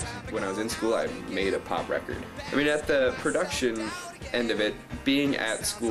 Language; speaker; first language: English; native; English